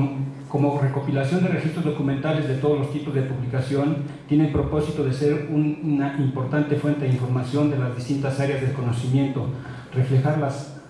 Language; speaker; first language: Spanish; native; Spanish